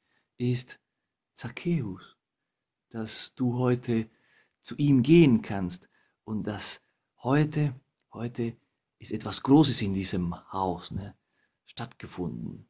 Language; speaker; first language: German; non-native, fluent; Spanish